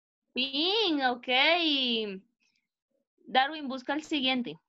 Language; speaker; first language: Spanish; native; Spanish